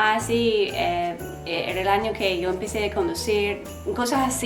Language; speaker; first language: Spanish; non-native, learner; English